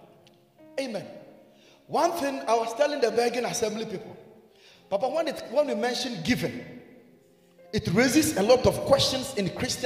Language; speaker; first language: English; non-native, local second language; Akan